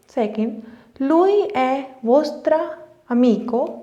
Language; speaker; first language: Italian; non-native, fluent; Punjabi